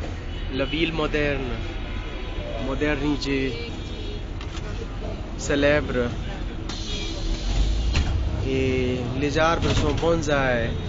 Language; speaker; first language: French; non-native, learner; Hindi